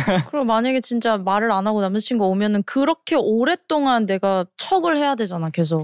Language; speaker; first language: Korean; early bilingual, heritage; Korean